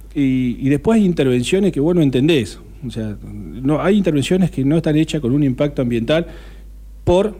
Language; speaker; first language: Spanish; native; Spanish